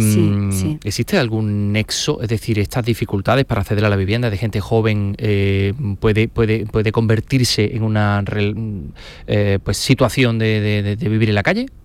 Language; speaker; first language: Spanish; native; Spanish